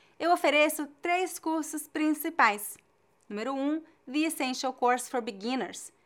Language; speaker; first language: Portuguese; native; Portuguese